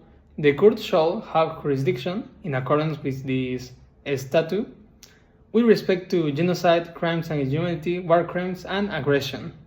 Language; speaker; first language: English; non-native, learner; Spanish